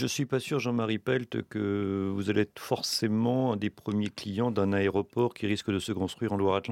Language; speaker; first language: French; native; French